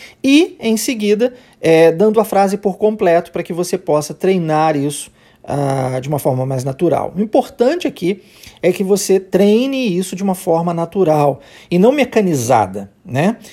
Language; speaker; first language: Portuguese; native; Portuguese